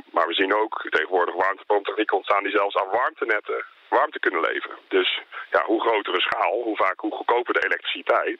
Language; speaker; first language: Dutch; native; Dutch